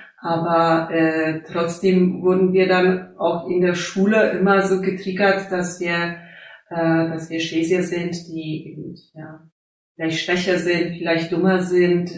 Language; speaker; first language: German; early bilingual, heritage; German